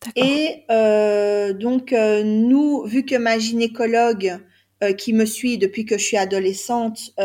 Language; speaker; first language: French; native; French